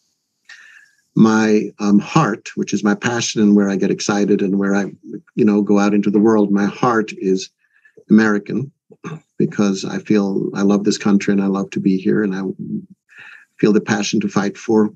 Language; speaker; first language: English; non-native, fluent; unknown